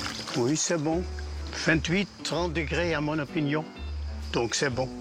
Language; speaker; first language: French; non-native, fluent; Dutch